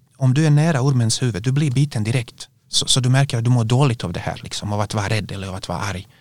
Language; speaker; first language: Swedish; non-native, fluent; Bosnian